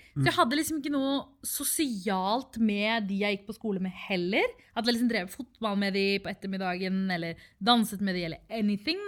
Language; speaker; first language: Norwegian; early bilingual, other home language; Tamil